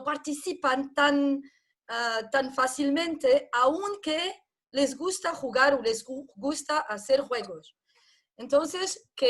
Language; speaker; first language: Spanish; non-native, fluent; Portuguese